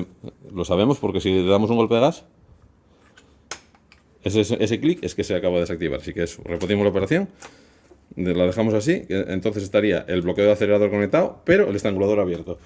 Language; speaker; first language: Spanish; native; Spanish